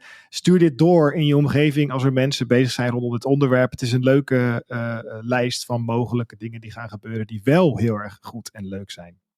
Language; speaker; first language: Dutch; native; Dutch